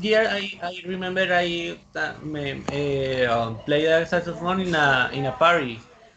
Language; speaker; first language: English; non-native, learner; Spanish